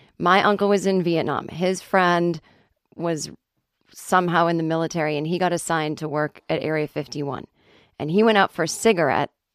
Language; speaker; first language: English; native; English